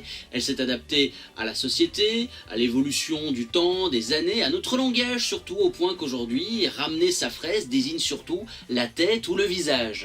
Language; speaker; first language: French; native; French